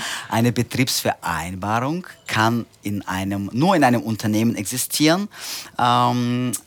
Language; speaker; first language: German; non-native, fluent; Russian